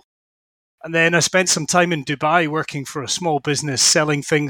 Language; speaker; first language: English; native; English